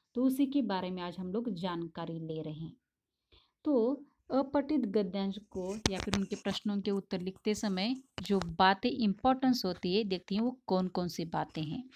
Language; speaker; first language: Hindi; non-native, local second language; Tamil